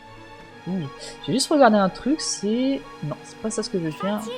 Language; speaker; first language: French; native; French